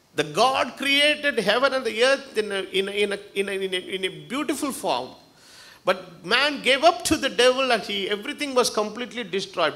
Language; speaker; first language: English; non-native, local second language; Tamil